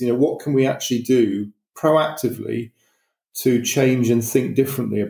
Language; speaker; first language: English; native; English